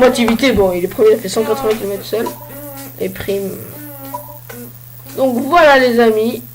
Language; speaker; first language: French; native; French